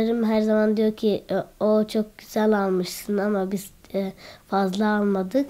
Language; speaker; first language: Turkish; early bilingual, other home language; Arabic